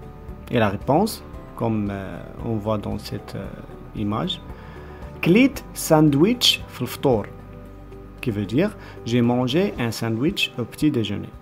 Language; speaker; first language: French; non-native, local second language; Arabic